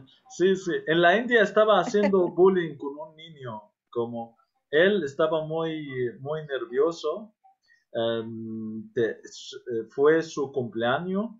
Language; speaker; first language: Spanish; non-native, fluent; Arabic